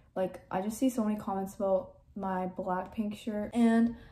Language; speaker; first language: English; native; English